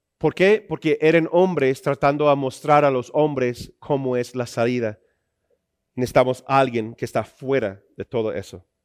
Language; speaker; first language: Spanish; non-native, fluent; English